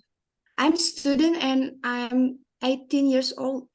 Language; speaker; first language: English; non-native, learner; Indonesian